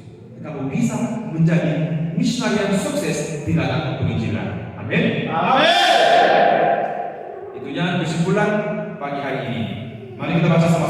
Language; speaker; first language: Indonesian; non-native, fluent; Korean